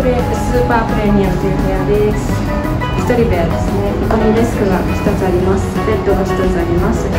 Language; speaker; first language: Japanese; non-native, fluent; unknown